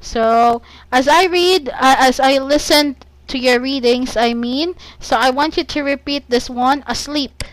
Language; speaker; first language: English; non-native, fluent; Cebuano